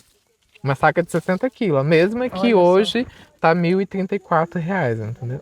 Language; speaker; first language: Portuguese; native; Portuguese